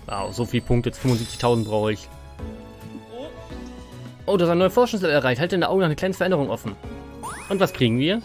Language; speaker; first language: German; native; German